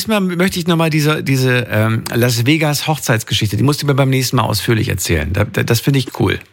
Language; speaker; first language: German; native; German